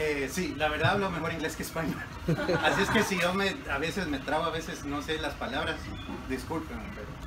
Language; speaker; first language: Spanish; early bilingual, heritage; Spanish